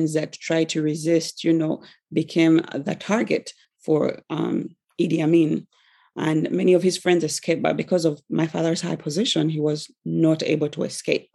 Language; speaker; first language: English; non-native, local second language; Ganda